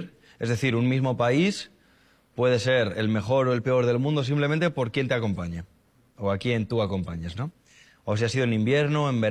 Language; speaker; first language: Spanish; native; Spanish